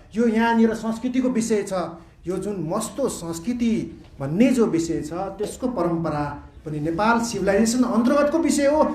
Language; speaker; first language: Nepali; non-native, local second language; Newari